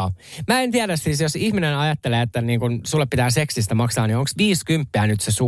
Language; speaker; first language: Finnish; native; Finnish